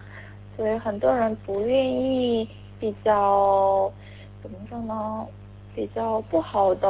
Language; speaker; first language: Chinese; non-native, learner; Korean